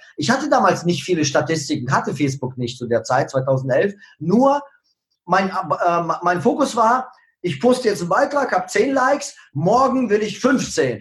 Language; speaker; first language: German; early bilingual, other home language; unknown